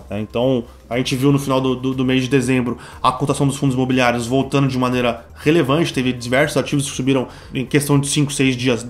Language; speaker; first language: Portuguese; native; Portuguese